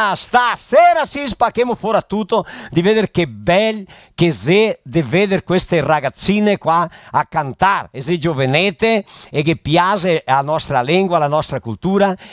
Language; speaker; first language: Italian; early bilingual, heritage; Italian